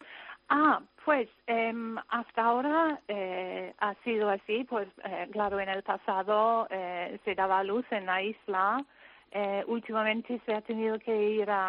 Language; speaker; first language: Spanish; non-native, fluent; English